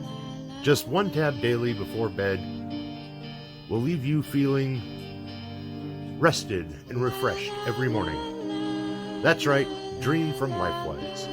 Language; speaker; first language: English; native; English